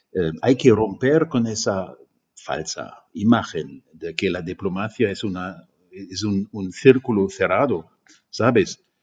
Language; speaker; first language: Spanish; non-native, fluent; German